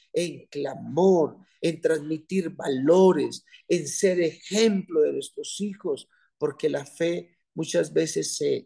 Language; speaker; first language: Spanish; native; Spanish